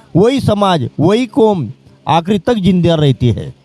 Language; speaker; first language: Hindi; non-native, local second language; Marathi